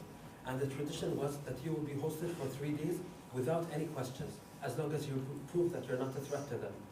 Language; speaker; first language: English; non-native, fluent; Arabic